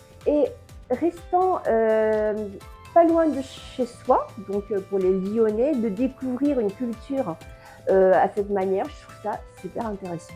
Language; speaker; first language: French; non-native, fluent; Japanese